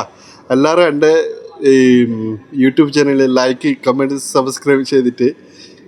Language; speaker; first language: Malayalam; non-native, learner; Bangla